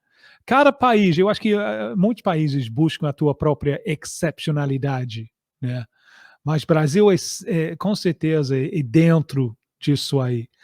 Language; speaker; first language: Portuguese; non-native, fluent; English